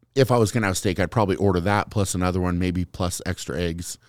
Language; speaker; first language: English; native; English